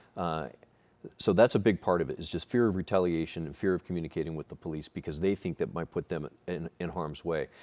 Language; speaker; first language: English; native; English